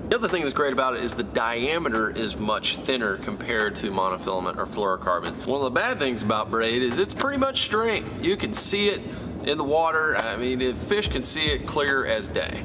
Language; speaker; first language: English; native; English